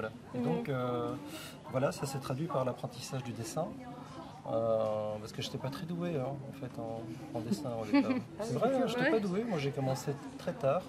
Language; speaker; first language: French; early bilingual, other home language; Korean